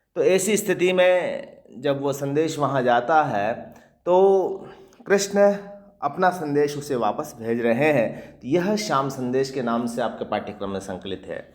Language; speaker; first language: Hindi; native; Hindi